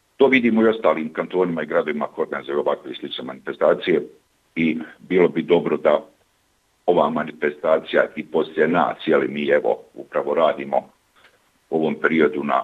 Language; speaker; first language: Bosnian; native; Bosnian